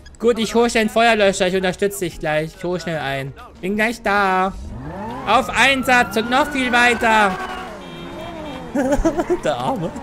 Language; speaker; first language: German; native; German